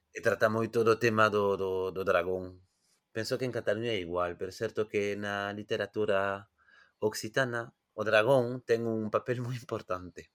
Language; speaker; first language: Galician; non-native, fluent; French